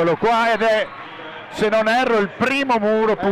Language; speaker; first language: Italian; native; Italian